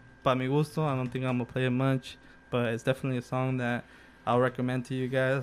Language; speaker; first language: English; early bilingual, other home language; Spanish